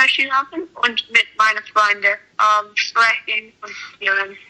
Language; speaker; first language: German; non-native, learner; English